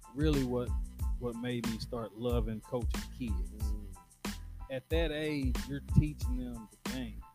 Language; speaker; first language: English; native; English